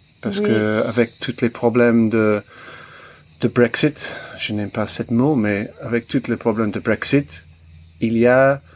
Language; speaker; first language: French; non-native, learner; English